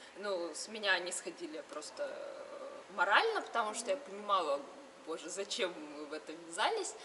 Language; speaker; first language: Russian; native; Russian